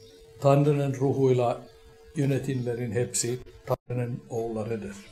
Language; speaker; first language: Turkish; non-native, fluent; Finnish